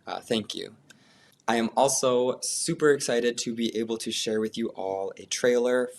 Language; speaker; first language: English; native; English